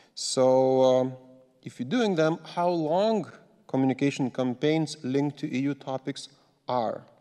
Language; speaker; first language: English; non-native, fluent; Lithuanian